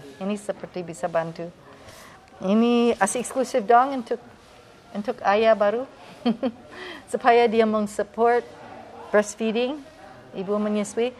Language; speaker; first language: Indonesian; non-native, fluent; English